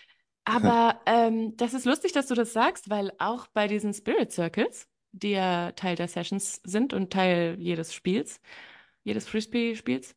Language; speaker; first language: German; native; German